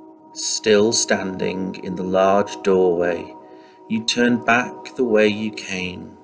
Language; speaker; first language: English; native; English